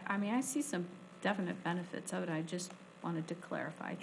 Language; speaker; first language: English; native; English